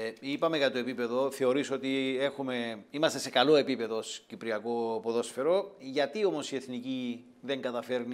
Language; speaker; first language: Greek; native; Greek